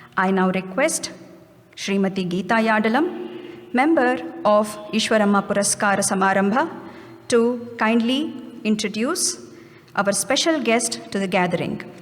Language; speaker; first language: English; non-native, local second language; Kannada